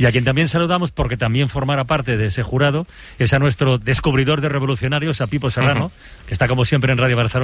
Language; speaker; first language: Spanish; native; Spanish